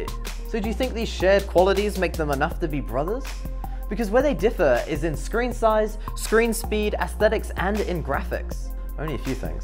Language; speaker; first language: English; native; English